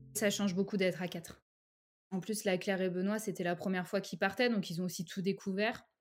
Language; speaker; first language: French; native; French